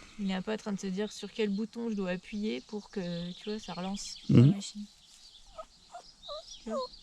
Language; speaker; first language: French; native; French